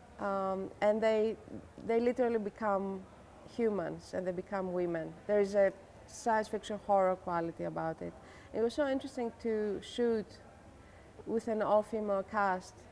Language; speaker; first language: English; non-native, fluent; Greek